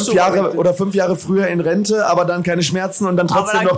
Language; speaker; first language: German; native; German